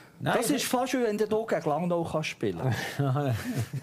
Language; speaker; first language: German; native; German